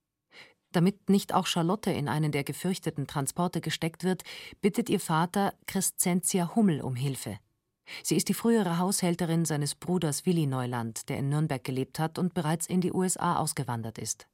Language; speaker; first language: German; native; German